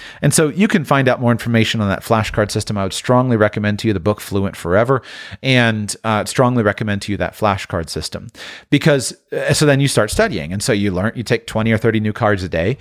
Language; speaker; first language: English; native; English